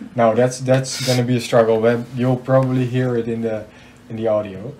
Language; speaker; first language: English; non-native, fluent; Dutch